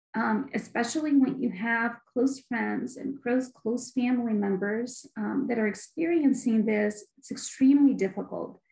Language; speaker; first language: English; non-native, fluent; Ukrainian